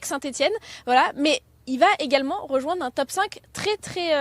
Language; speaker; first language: French; native; French